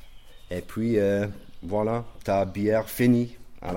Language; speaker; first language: French; non-native, fluent; English